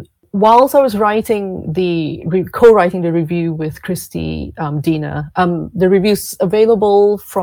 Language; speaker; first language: English; non-native, local second language; Cantonese